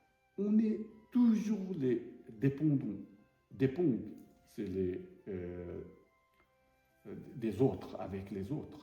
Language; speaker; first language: French; non-native, learner; Tibetan